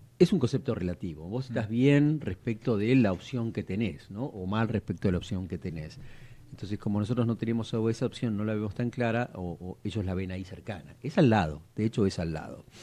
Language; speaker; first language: Spanish; native; Spanish